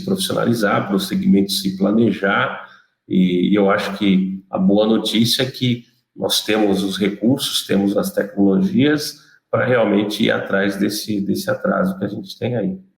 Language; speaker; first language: Portuguese; native; Portuguese